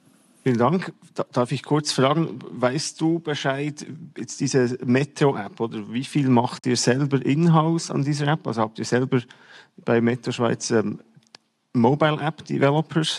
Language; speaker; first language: German; native; German